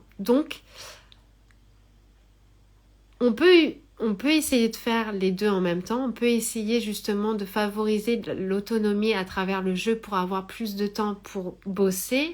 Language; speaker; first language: French; native; French